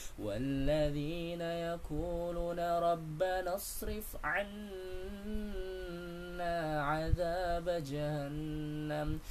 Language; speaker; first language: Arabic; non-native, learner; Indonesian